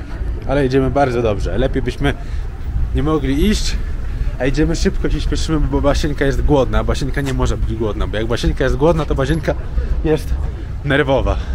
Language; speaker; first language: Polish; native; Polish